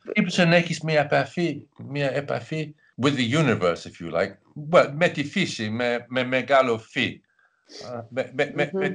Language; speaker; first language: Greek; non-native, fluent; English